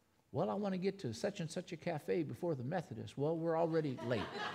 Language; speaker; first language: English; native; English